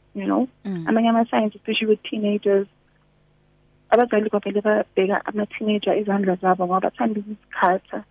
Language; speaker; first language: Zulu; non-native, local second language; Tswana